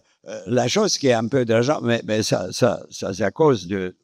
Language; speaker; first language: French; non-native, fluent; Romanian